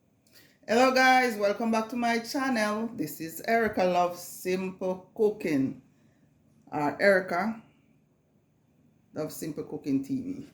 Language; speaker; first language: English; non-native, local second language; Jamaican Creole English